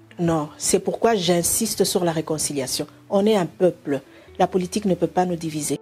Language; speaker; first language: French; non-native, local second language; Bemba